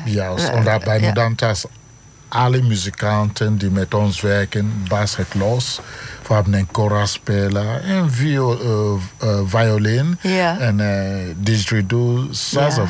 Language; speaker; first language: Dutch; non-native, learner; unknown